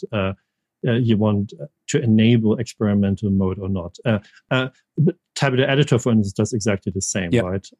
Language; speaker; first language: English; non-native, fluent; German